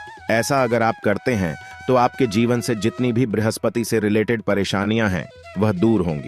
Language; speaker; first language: Hindi; native; Hindi